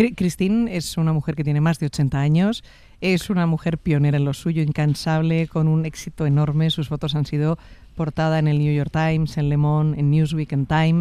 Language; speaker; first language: Spanish; native; Spanish